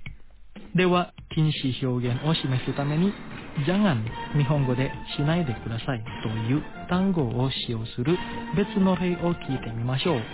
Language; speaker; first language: Japanese; non-native, fluent; Indonesian